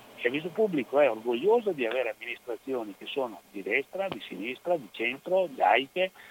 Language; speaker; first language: Italian; native; Italian